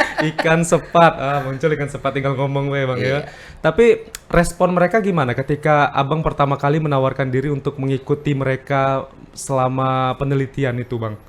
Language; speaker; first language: Indonesian; native; Indonesian